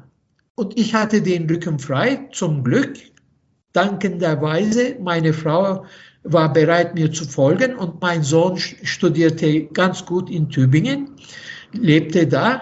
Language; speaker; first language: German; non-native, fluent; Turkish